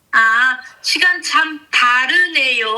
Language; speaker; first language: Korean; non-native, fluent; French